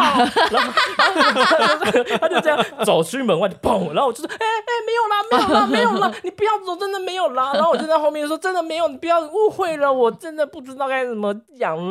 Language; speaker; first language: Chinese; native; Chinese